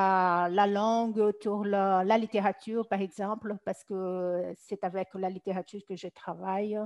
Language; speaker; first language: French; non-native, fluent; Portuguese